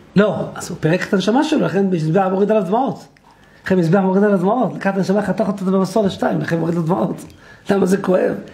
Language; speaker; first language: Hebrew; native; Hebrew